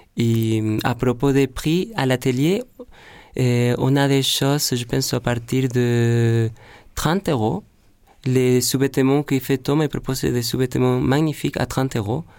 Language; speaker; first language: French; non-native, fluent; Spanish